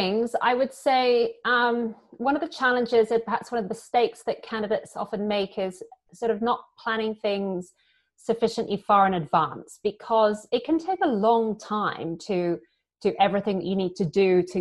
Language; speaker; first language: English; native; English